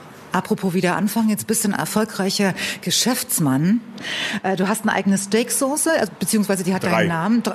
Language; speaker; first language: German; native; German